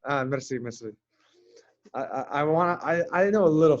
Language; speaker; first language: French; non-native, learner; English